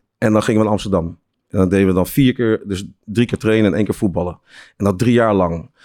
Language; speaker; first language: Dutch; native; Dutch